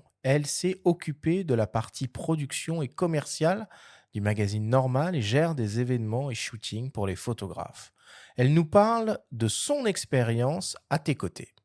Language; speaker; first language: French; native; French